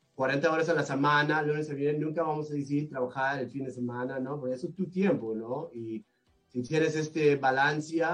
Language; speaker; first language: Spanish; non-native, learner; English